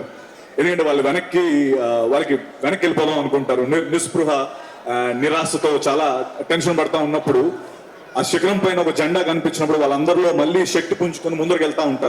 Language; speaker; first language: Telugu; native; Telugu